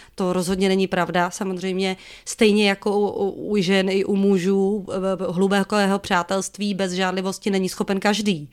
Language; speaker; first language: Czech; native; Czech